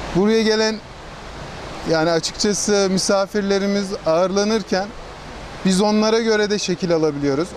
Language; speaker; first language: Turkish; native; Turkish